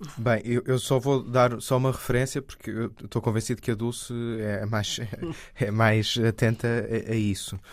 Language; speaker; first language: Portuguese; native; Portuguese